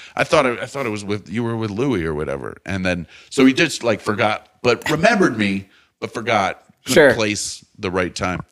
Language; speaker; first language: English; native; English